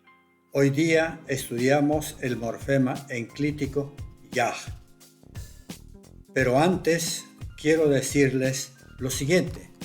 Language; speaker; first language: Spanish; non-native, local second language; Quechua